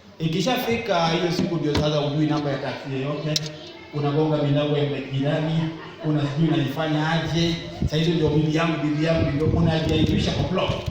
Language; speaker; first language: Swahili; non-native, local second language; Luo (Kenya and Tanzania)